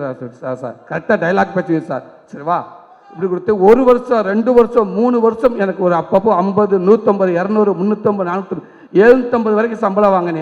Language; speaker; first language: Tamil; native; Tamil